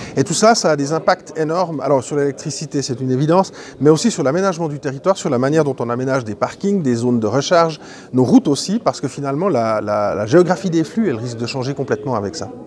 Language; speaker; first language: French; native; French